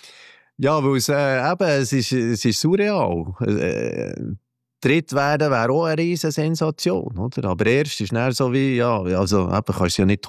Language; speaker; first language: German; native; German